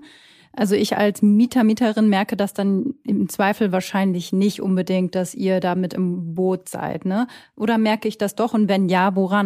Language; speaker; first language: German; native; German